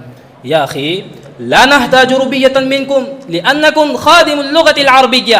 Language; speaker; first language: Arabic; non-native, learner; Urdu